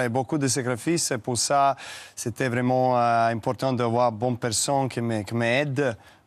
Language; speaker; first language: French; non-native, learner; Serbian